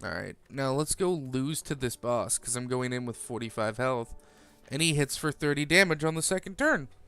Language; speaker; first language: English; native; English